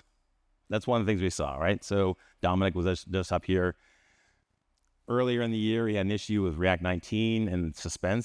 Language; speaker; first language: English; native; English